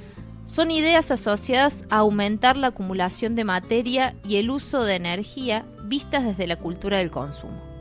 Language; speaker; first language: Spanish; native; Spanish